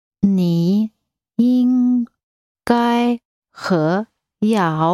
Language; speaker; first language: Chinese; non-native, learner; English